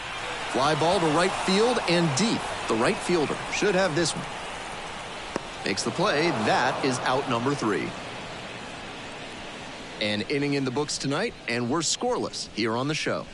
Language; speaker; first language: English; native; English